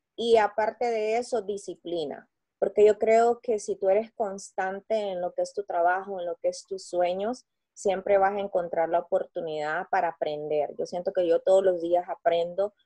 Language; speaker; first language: Spanish; native; Spanish